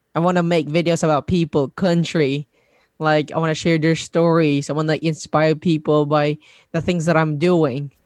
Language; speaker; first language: English; non-native, local second language; Cebuano